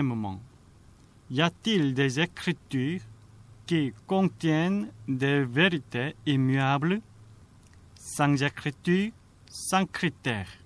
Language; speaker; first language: French; non-native, fluent; Korean